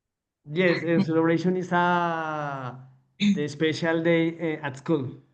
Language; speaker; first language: English; non-native, learner; Spanish